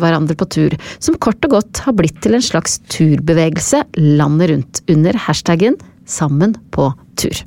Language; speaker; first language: Norwegian; native; Norwegian